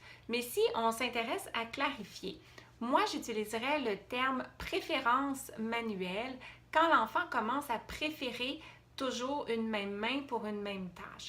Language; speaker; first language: French; native; French